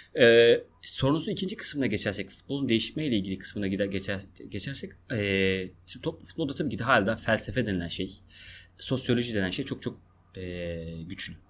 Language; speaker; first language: Turkish; non-native, local second language; Kurdish